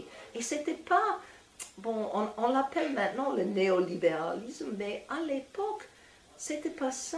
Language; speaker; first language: French; non-native, fluent; English